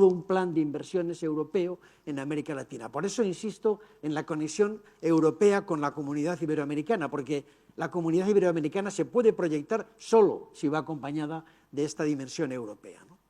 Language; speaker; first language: Spanish; native; Spanish